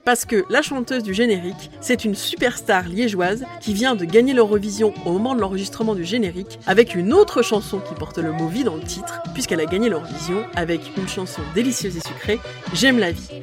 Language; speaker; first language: French; native; French